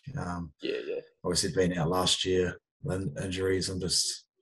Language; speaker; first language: English; native; English